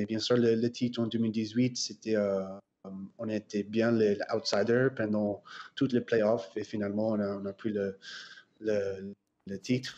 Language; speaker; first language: French; non-native, fluent; English